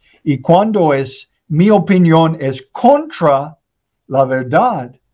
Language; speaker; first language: Spanish; non-native, learner; English